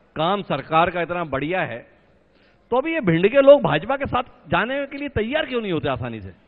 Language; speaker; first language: Hindi; native; Hindi